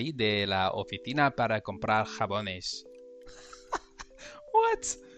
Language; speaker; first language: Spanish; non-native, learner; English